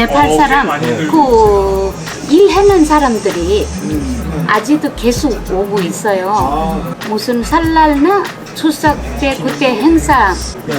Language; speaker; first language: Korean; non-native, fluent; Nepali